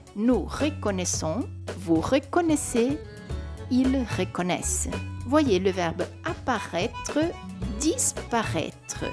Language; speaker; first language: French; non-native, fluent; Portuguese